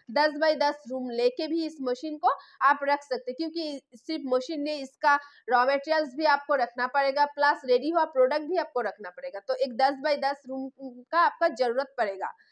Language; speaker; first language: Hindi; non-native, local second language; Bangla